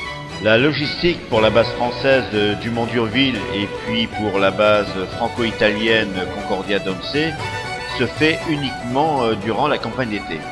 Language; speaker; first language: French; native; French